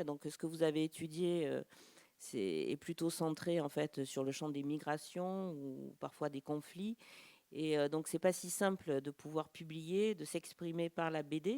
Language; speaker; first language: French; native; French